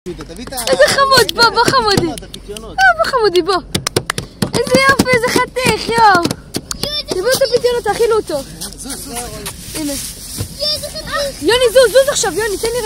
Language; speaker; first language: Hebrew; native; Hebrew